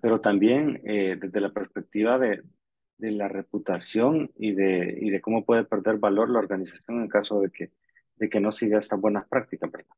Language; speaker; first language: Spanish; native; Spanish